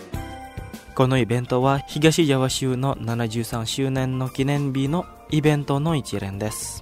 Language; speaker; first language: Japanese; non-native, fluent; Indonesian